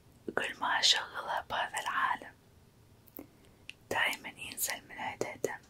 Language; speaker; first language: Arabic; native; Arabic